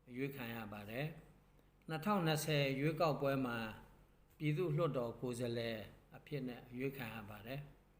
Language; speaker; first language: Burmese; non-native, local second language; Mon